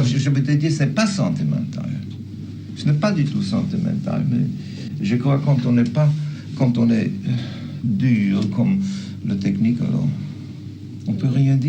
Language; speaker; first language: French; non-native, fluent; German